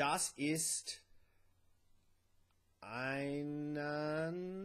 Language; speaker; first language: German; non-native, learner; English